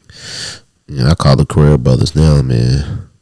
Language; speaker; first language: English; native; English